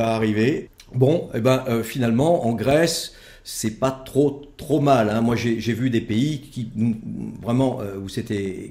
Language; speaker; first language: French; native; French